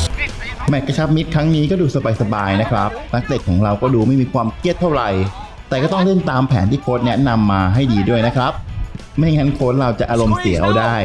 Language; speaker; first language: Thai; native; Thai